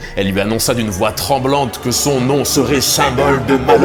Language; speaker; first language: French; native; French